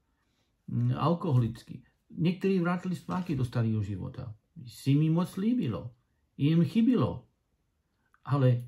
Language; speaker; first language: Czech; non-native, learner; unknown